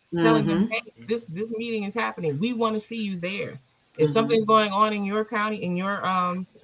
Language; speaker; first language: English; native; English